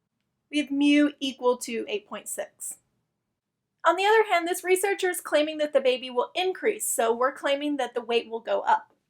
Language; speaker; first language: English; native; English